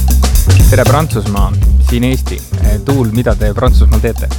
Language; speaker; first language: Estonian; native; Estonian